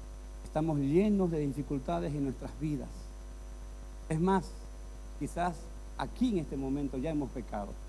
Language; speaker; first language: Spanish; native; Spanish